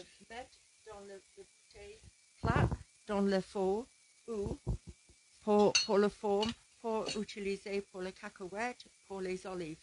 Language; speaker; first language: French; non-native, learner; English